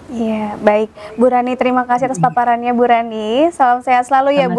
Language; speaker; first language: Indonesian; native; Indonesian